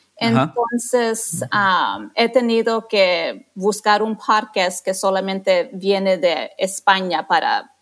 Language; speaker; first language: Spanish; non-native, fluent; English